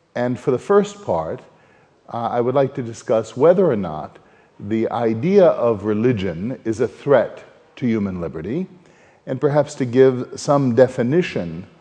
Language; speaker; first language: English; native; English